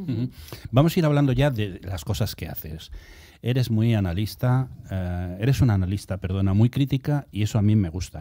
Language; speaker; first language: Spanish; native; Spanish